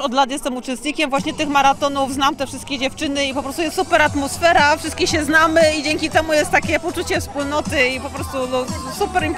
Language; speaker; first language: Polish; native; Polish